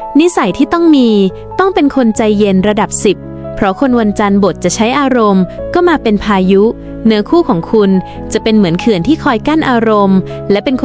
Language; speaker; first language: Thai; native; Thai